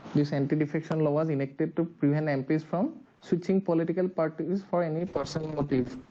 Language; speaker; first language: English; non-native, local second language; Assamese